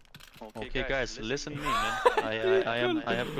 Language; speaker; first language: English; non-native, fluent; Icelandic